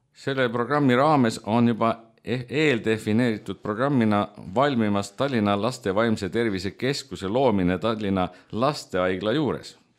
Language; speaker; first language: Estonian; native; Estonian